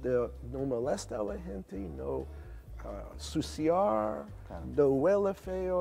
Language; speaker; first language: Spanish; non-native, learner; English